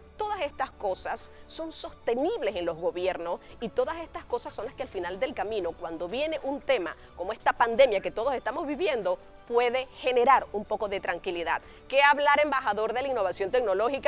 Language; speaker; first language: Spanish; native; Spanish